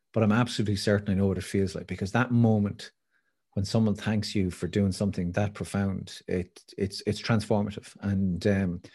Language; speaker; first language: English; native; English